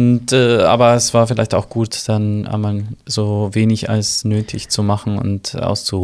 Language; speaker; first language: German; native; German